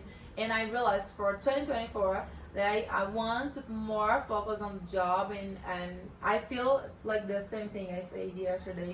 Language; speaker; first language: English; non-native, learner; Portuguese